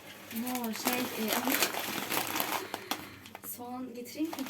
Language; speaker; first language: Turkish; non-native, learner; Indonesian